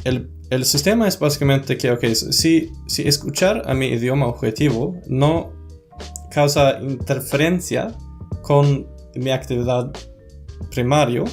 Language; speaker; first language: Spanish; non-native, fluent; Swedish